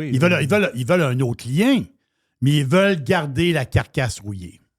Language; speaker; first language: French; native; French